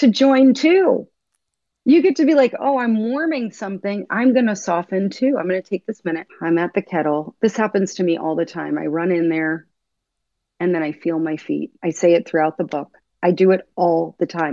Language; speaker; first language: English; native; English